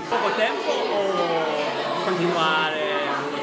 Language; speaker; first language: Italian; non-native, learner; Korean